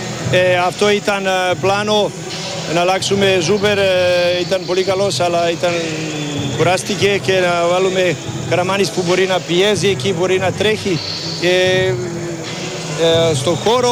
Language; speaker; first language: Greek; non-native, learner; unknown